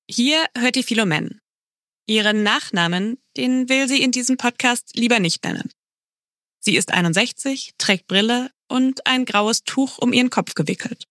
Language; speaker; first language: German; native; German